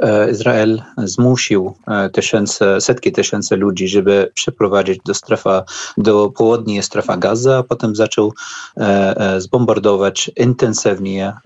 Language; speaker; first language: Polish; non-native, learner; Arabic